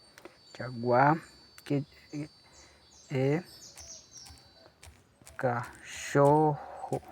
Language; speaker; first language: Portuguese; non-native, local second language; Guarani